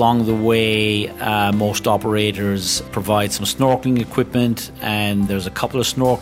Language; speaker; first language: English; native; English